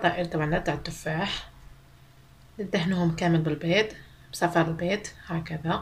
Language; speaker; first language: Arabic; native; Arabic